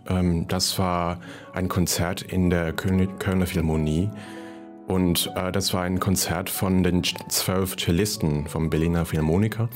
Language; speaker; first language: German; non-native, fluent; Cantonese